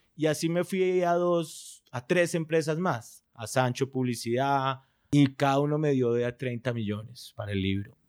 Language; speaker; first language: Spanish; native; Spanish